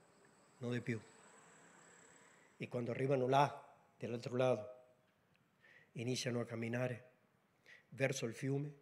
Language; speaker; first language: Italian; non-native, learner; Spanish